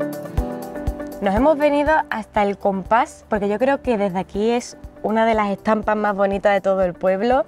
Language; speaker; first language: Spanish; native; Spanish